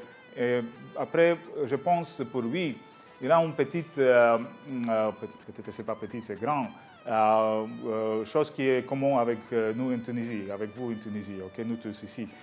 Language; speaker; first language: French; non-native, learner; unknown